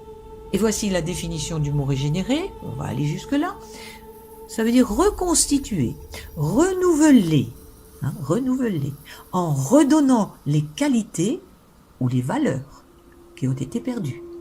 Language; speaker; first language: French; native; French